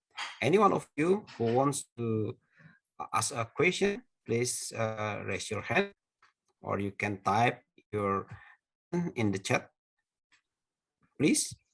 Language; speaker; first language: English; non-native, fluent; Indonesian